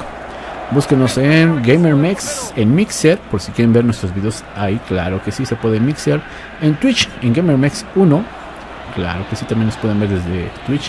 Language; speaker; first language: Spanish; native; Spanish